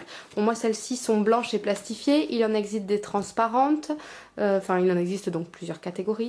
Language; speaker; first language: French; native; French